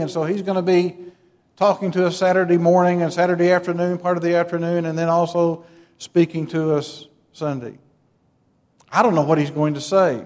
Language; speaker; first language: English; native; English